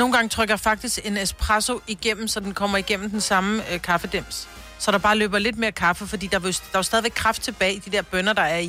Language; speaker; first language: Danish; native; Danish